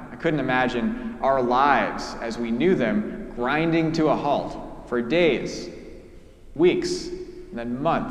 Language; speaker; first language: English; native; English